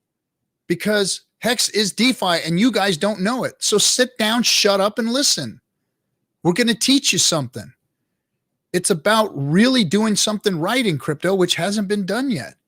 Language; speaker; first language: English; native; English